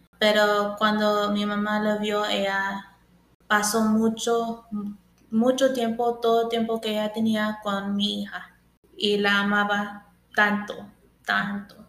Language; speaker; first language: Spanish; early bilingual, heritage; English